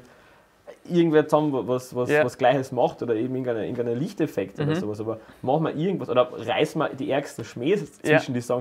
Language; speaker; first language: German; native; German